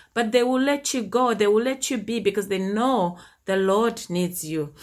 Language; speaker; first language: English; non-native, local second language; Shona